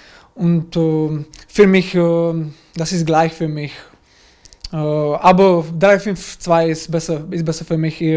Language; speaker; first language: German; non-native, learner; Czech